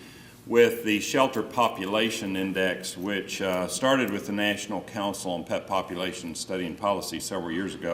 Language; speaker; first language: English; native; English